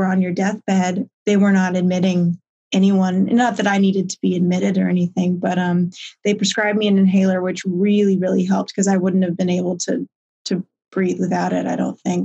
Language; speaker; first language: English; native; English